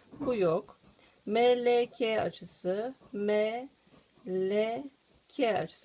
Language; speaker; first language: Turkish; native; Turkish